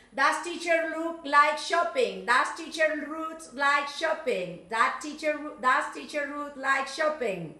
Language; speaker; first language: English; non-native, fluent; Spanish